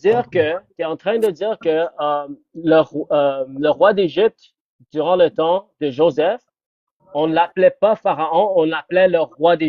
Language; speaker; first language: French; non-native, fluent; English